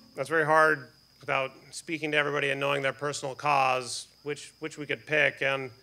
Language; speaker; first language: English; native; English